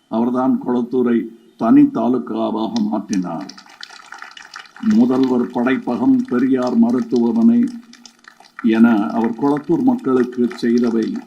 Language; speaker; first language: Tamil; native; Tamil